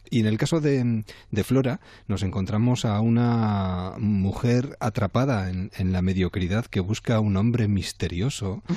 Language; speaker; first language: Spanish; native; Spanish